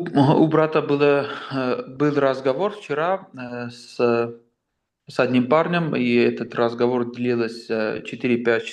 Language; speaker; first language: Russian; non-native, local second language; Armenian